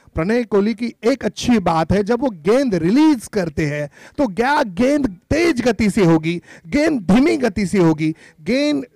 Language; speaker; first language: Hindi; non-native, local second language; Marathi